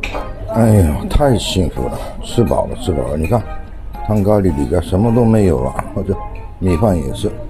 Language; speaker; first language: Chinese; non-native, fluent; Japanese